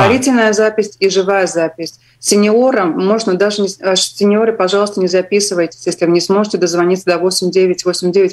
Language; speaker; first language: Russian; non-native, local second language; Latvian